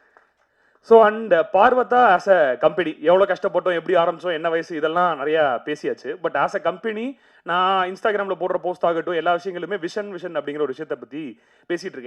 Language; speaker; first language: Tamil; native; Tamil